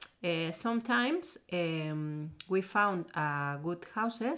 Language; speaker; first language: English; non-native, learner; Spanish